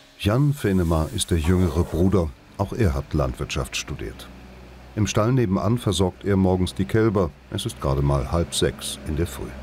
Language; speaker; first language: German; native; German